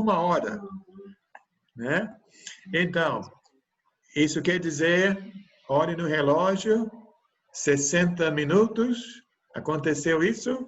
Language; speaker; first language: Portuguese; native; Portuguese